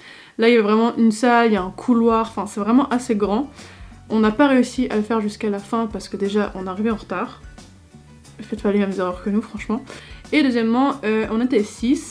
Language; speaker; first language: French; native; French